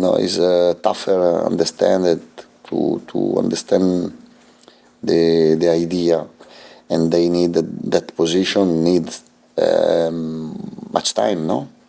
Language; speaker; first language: English; non-native, fluent; Italian